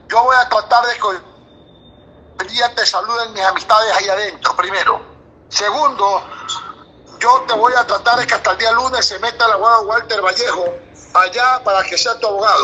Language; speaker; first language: Spanish; native; Spanish